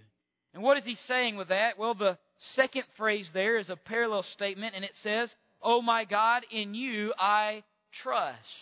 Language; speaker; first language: English; native; English